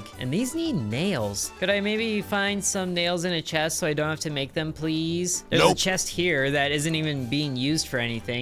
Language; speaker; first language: English; native; English